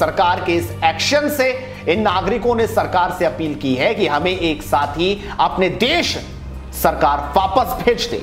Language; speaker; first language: Hindi; native; Hindi